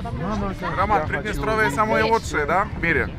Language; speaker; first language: Russian; non-native, learner; Polish